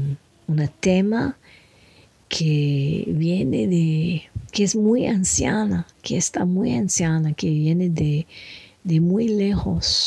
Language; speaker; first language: Spanish; non-native, fluent; French